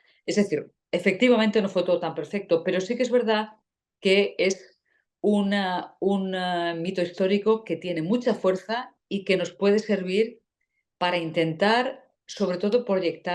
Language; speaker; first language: Spanish; native; Spanish